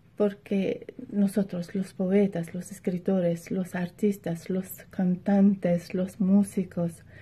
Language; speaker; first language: Spanish; non-native, fluent; Arabic